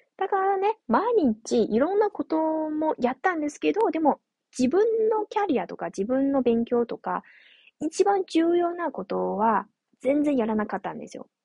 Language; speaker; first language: Japanese; non-native, fluent; Chinese